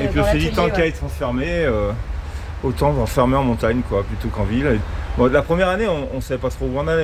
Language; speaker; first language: French; native; French